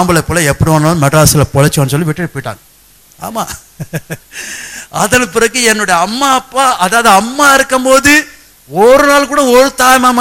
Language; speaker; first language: Tamil; native; Tamil